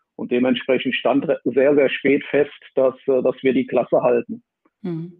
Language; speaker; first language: German; native; German